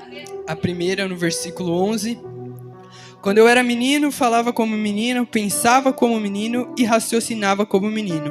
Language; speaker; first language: Portuguese; native; Portuguese